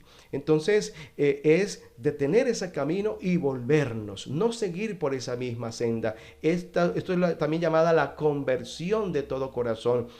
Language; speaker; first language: Spanish; native; Spanish